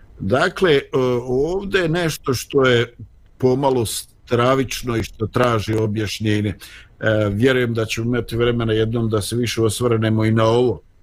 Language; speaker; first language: Bosnian; native; Bosnian